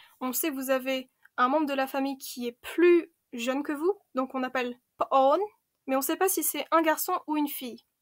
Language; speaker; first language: French; early bilingual, other home language; Khmer